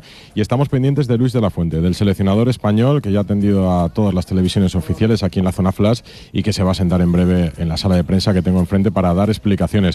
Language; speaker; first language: Spanish; native; Spanish